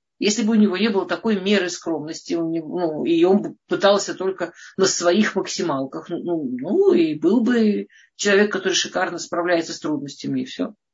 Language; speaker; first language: Russian; early bilingual, heritage; Russian